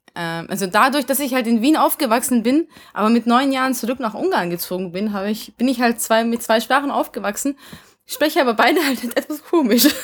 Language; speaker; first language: German; early bilingual, other home language; Hungarian